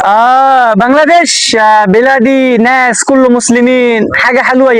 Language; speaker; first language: Arabic; non-native, learner; Bangla